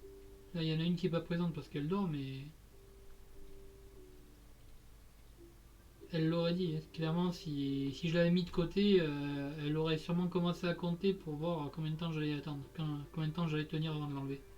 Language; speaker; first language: French; native; French